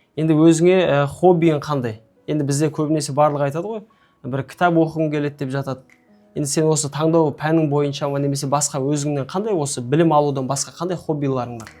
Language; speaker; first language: Kazakh; native; Kazakh